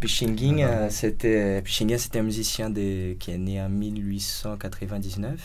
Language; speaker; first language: French; non-native, fluent; Portuguese